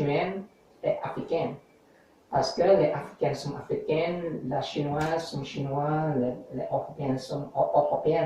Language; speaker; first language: French; non-native, learner; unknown